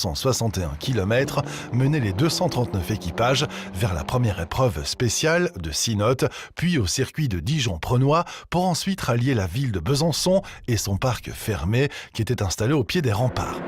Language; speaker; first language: French; native; French